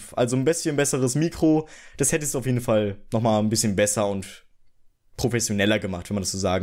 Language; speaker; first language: German; native; German